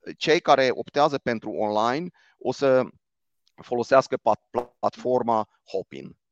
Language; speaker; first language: Romanian; non-native, local second language; Hungarian